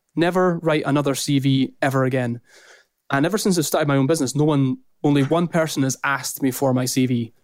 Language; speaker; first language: English; native; English